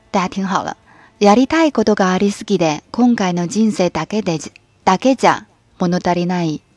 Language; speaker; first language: Japanese; non-native, fluent; Chinese